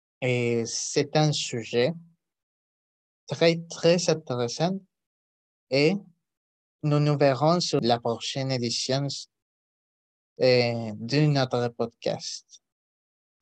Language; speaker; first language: French; non-native, learner; Spanish